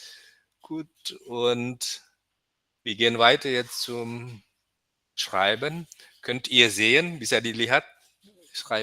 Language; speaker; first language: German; non-native, fluent; Indonesian